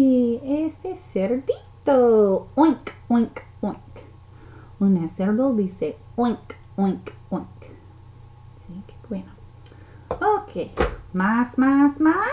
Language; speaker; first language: Spanish; non-native, learner; English